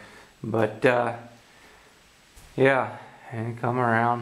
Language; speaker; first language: English; native; English